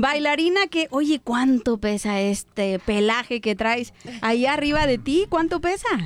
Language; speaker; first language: Spanish; native; Spanish